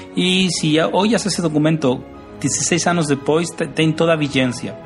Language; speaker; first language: Portuguese; non-native, learner; Spanish